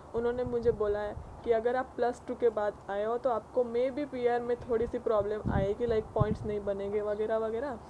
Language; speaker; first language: Hindi; non-native, local second language; Gujarati